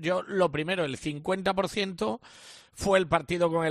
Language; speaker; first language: Spanish; native; Spanish